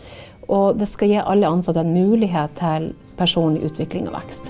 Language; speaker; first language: Norwegian; native; Norwegian